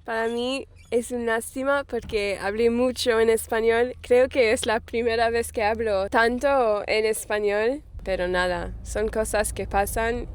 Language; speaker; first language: Spanish; non-native, learner; English